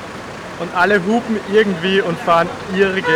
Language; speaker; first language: German; native; German